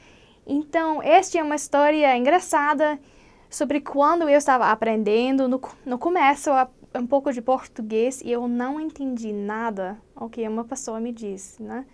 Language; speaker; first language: Portuguese; non-native, learner; English